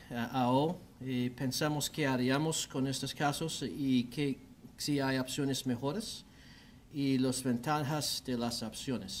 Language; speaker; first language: Spanish; non-native, learner; English